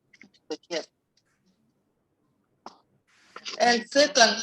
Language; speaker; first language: English; non-native, learner; Russian